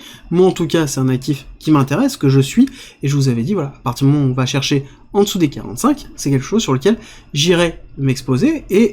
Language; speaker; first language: French; native; French